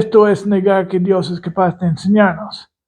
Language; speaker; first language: Spanish; non-native, fluent; English